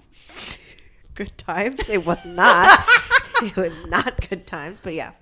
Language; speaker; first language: English; early bilingual, other home language; Chinese